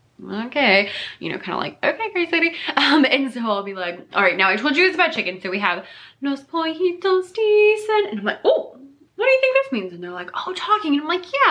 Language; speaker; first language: English; native; English